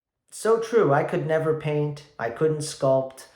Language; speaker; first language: English; native; English